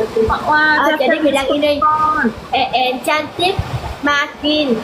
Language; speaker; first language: Indonesian; non-native, learner; Vietnamese